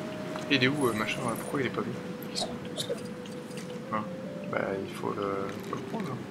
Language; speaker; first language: French; native; French